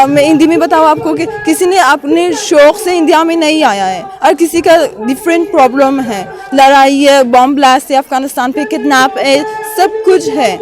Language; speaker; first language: Hindi; non-native, fluent; Persian